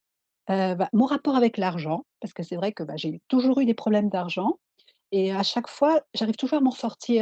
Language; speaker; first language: French; native; French